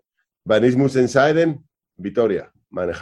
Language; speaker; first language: German; non-native, learner; Spanish